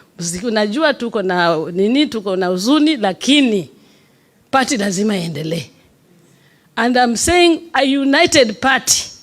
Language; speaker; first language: Swahili; non-native, local second language; Luo (Kenya and Tanzania)